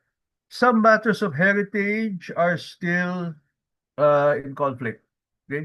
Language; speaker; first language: English; non-native, local second language; Filipino